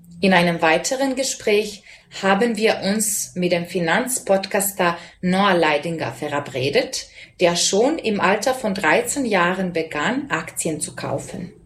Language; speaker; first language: German; non-native, fluent; Serbian